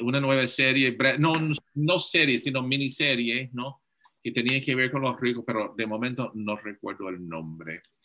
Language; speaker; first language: Spanish; non-native, fluent; English